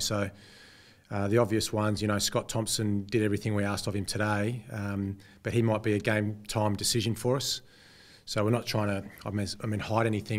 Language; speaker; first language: English; native; English